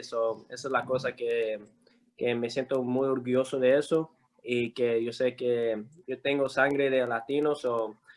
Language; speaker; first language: Spanish; early bilingual, heritage; Spanish